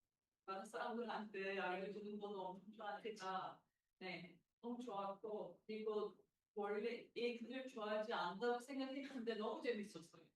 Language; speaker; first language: Korean; non-native, fluent; Turkish